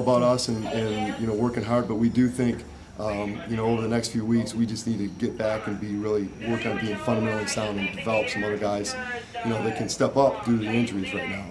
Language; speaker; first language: English; native; English